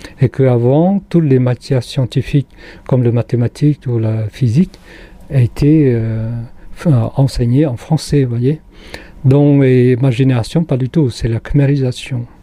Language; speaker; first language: French; non-native, fluent; Khmer